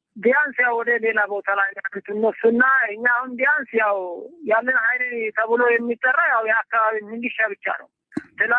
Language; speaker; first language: Amharic; non-native, local second language; Afar